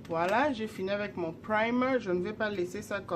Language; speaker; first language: French; non-native, local second language; Lingala